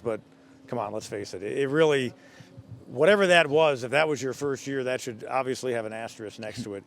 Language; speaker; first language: English; native; English